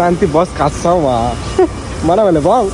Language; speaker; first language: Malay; non-native, learner; Bangla